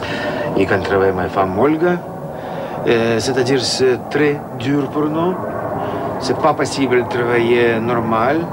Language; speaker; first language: French; non-native, learner; Russian